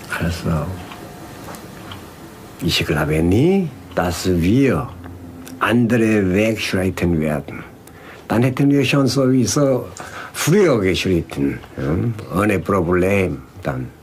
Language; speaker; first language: German; non-native, fluent; Korean